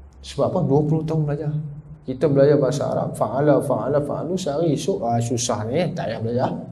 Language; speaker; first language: Malay; native; Malay